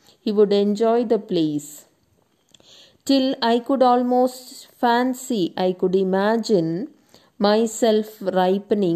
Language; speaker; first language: English; non-native, local second language; Malayalam